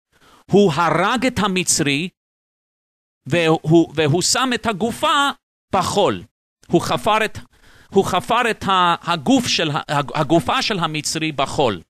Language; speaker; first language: Hebrew; non-native, fluent; English